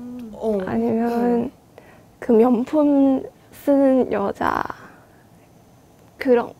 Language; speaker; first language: Korean; non-native, fluent; Chinese